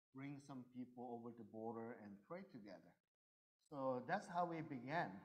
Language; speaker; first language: English; early bilingual, other home language; Korean